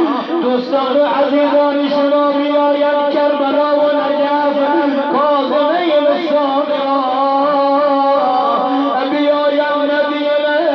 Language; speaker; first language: Persian; native; Persian